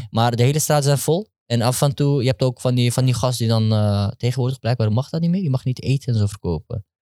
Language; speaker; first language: Dutch; early bilingual, other home language; Turkish